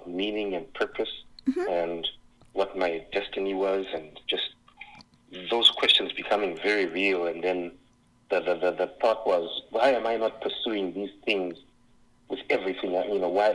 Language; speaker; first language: English; non-native, local second language; Shona